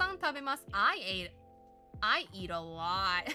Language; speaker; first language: Japanese; non-native, learner; English